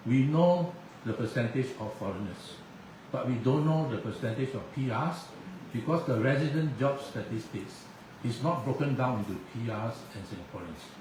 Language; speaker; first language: English; non-native, local second language; Chinese